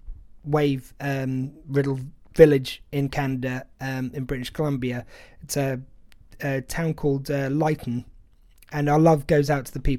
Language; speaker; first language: English; native; English